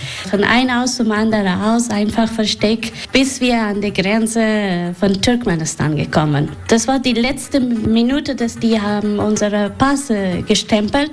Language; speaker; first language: German; non-native, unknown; Persian